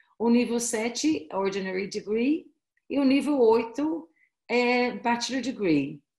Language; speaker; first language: Portuguese; non-native, fluent; English